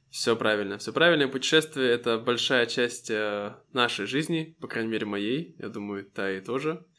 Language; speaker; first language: Russian; native; Russian